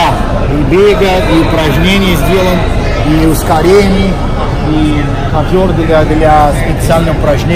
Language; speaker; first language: Russian; non-native, learner; Portuguese